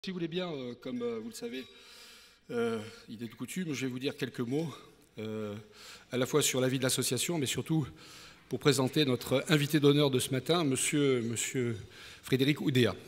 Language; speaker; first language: French; native; French